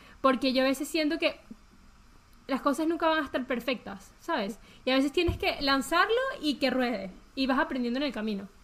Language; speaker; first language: Spanish; early bilingual, heritage; Spanish